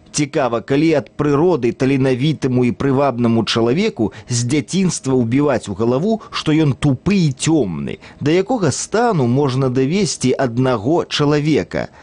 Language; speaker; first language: Belarusian; native; Belarusian